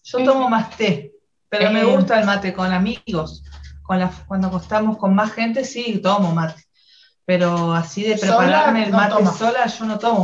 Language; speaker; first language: Spanish; native; Spanish